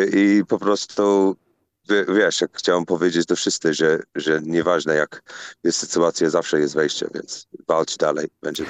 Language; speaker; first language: Polish; non-native, learner; English